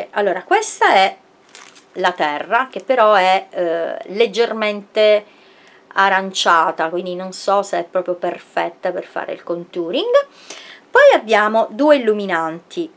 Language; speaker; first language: Italian; native; Italian